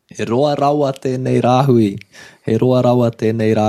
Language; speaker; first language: Māori; non-native, fluent; English